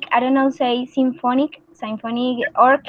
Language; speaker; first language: English; non-native, learner; Spanish